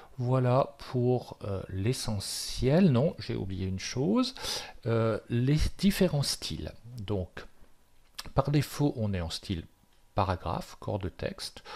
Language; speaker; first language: French; native; French